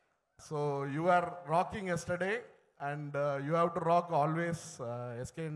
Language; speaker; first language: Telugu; non-native, learner; Tamil